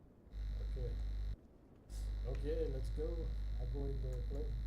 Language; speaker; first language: English; non-native, learner; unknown